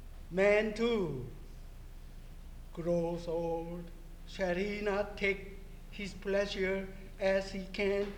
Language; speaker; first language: English; non-native, fluent; Korean